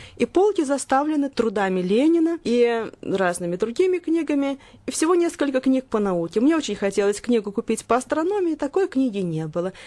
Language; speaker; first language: Russian; native; Russian